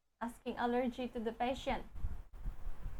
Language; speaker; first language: English; non-native, fluent; Indonesian